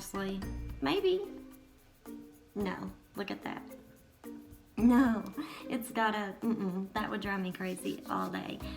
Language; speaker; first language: English; native; English